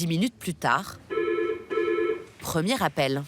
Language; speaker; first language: French; native; French